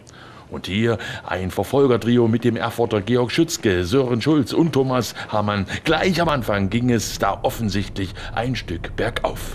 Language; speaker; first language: German; native; German